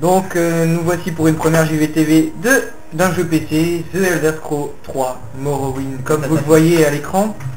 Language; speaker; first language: French; native; French